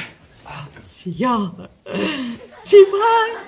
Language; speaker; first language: Japanese; non-native, fluent; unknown